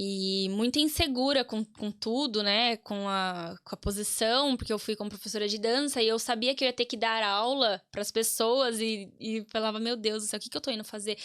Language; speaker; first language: Portuguese; native; Portuguese